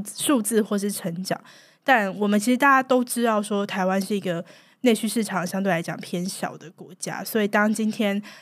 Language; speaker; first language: Chinese; native; Chinese